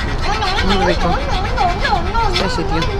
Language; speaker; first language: Spanish; early bilingual, heritage; Spanish